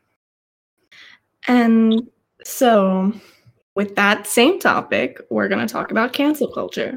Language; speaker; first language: English; native; English